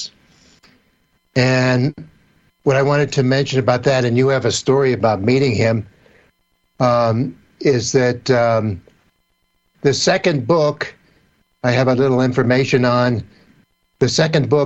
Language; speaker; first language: English; native; English